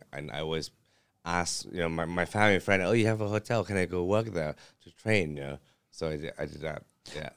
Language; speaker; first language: English; early bilingual, other home language; Thai